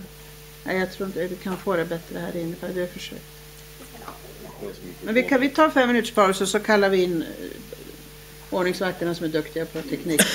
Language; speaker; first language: Swedish; native; Swedish